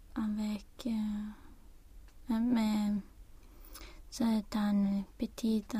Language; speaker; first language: French; non-native, learner; Spanish